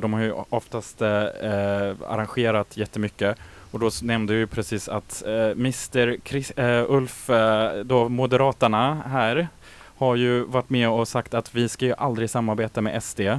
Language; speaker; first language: Swedish; native; Swedish